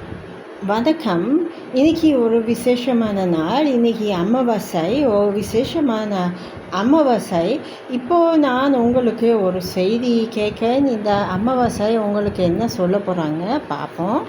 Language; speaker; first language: Tamil; non-native, learner; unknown